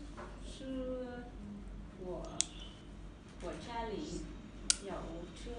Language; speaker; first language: Chinese; non-native, learner; Vietnamese